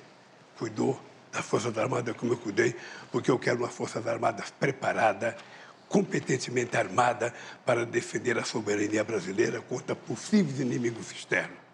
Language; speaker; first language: Portuguese; native; Portuguese